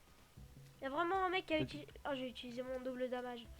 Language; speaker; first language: French; native; French